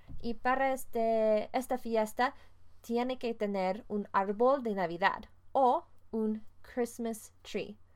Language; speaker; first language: Spanish; non-native, fluent; English